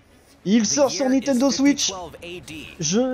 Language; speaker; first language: French; native; French